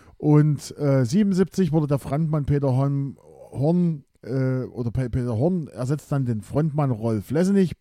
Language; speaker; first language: German; native; German